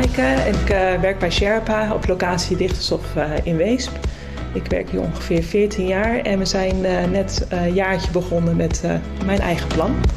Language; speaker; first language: Dutch; native; Dutch